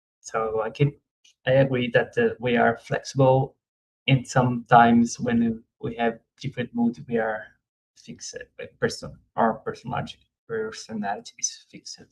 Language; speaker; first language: English; non-native, fluent; Portuguese